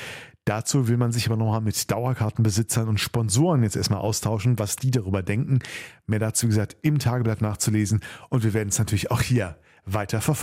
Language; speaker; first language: German; native; German